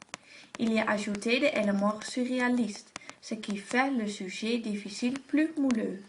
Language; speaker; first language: French; non-native, learner; Dutch